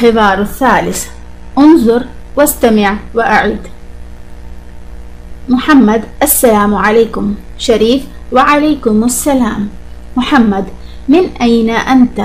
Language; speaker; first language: Arabic; non-native, fluent; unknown